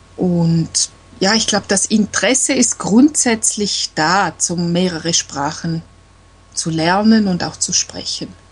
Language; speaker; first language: German; native; German